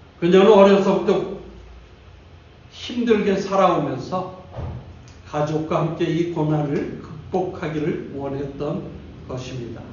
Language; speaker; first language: Korean; native; Korean